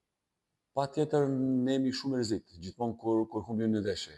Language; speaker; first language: Albanian; non-native, fluent; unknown